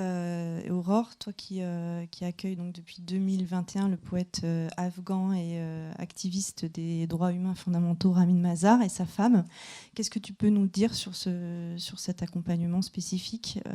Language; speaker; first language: French; native; French